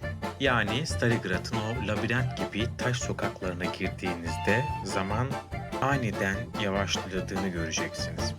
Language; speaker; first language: Turkish; native; Turkish